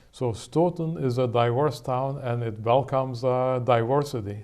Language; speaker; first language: English; non-native, fluent; Turkish